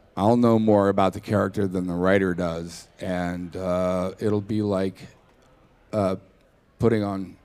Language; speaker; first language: English; native; English